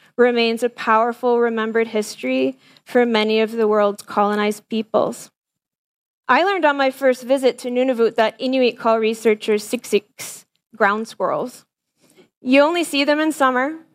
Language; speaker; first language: English; native; English